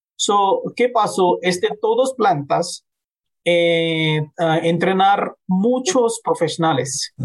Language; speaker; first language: Spanish; non-native, learner; Hindi